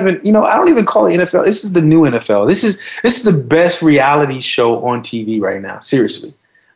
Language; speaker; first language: English; native; English